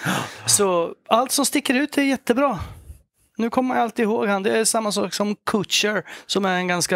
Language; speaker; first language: Swedish; native; Swedish